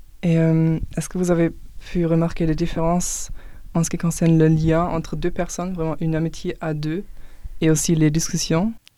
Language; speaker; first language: French; non-native, fluent; German